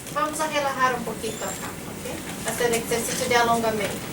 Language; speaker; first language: Spanish; non-native, fluent; Portuguese